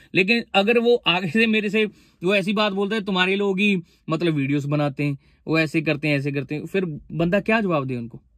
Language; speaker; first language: Hindi; non-native, local second language; Punjabi